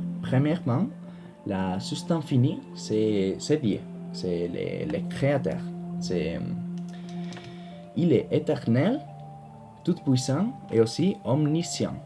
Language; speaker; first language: French; non-native, learner; Spanish